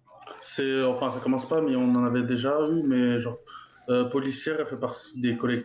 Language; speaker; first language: French; native; French